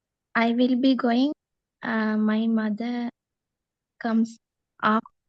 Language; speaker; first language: English; non-native, learner; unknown